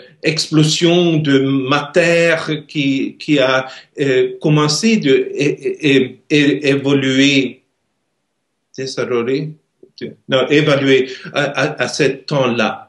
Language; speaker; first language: French; non-native, learner; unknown